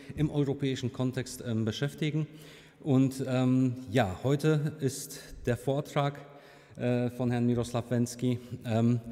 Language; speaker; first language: German; native; German